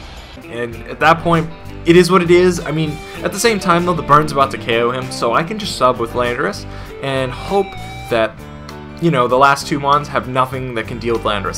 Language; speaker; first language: English; native; English